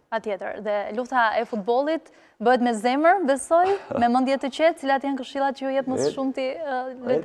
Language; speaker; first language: Albanian; native; Albanian